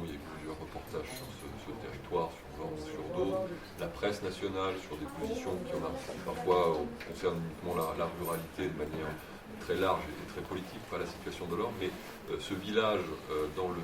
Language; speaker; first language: French; native; French